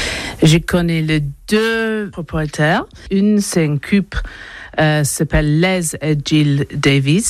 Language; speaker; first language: French; non-native, learner; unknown